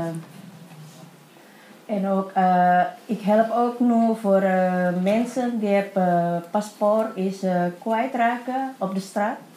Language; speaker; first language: Dutch; non-native, learner; Indonesian